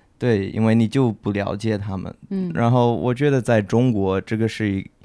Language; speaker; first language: Chinese; non-native, fluent; English